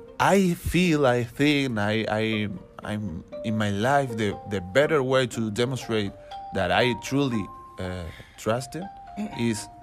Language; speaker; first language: English; non-native, learner; Spanish